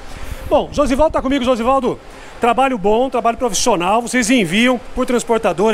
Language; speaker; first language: Portuguese; native; Portuguese